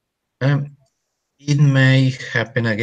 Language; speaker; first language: English; non-native, learner; Spanish